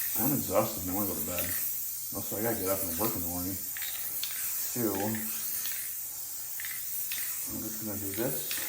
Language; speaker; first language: English; native; English